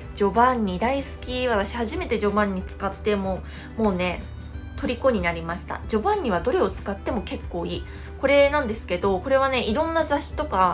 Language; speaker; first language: Japanese; non-native, fluent; Korean